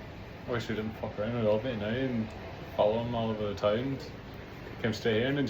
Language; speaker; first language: English; native; English